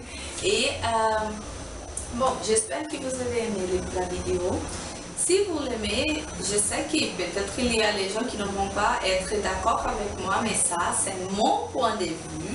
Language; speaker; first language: French; non-native, learner; Portuguese